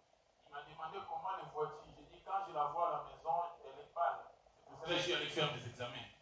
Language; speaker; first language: French; non-native, local second language; Lingala